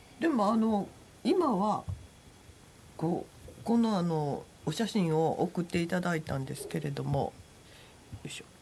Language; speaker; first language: Japanese; native; Japanese